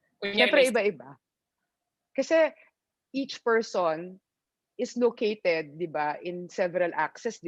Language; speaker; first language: Filipino; native; Filipino